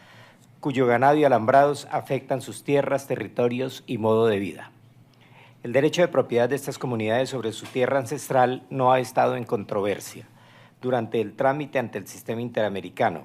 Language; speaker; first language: Spanish; native; Spanish